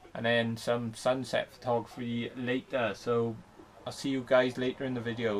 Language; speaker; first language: English; native; English